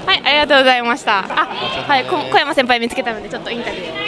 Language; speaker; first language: Japanese; native; Japanese